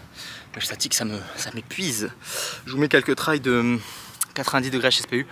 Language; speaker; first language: French; native; French